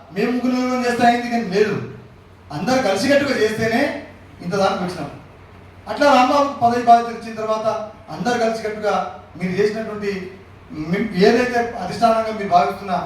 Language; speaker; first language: Telugu; non-native, local second language; Lambadi